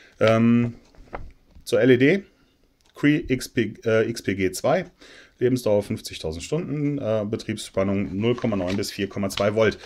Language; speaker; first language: German; native; German